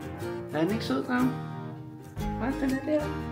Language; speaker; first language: Danish; native; Danish